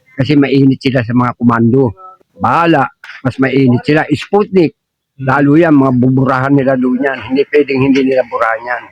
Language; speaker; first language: Filipino; native; Filipino